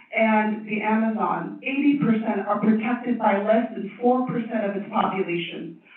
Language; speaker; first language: English; non-native, fluent; Chinese